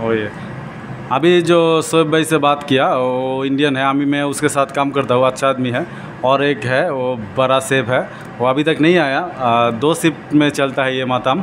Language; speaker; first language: Hindi; non-native, learner; Bangla